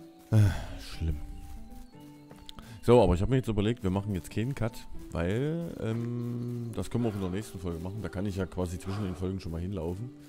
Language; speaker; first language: German; native; German